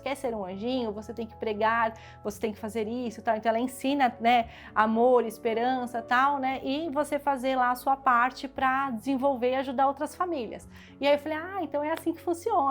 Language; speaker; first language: Portuguese; native; Portuguese